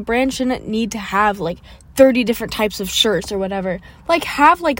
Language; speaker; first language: English; native; English